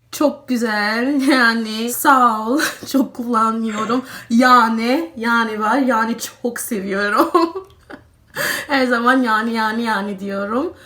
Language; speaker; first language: Turkish; non-native, fluent; German